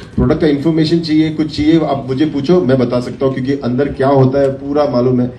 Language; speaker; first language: Hindi; non-native, local second language; Marathi